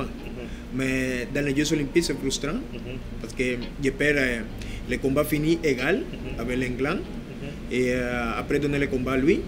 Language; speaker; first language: French; non-native, learner; Spanish